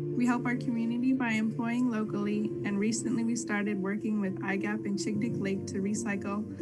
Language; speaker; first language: English; native; English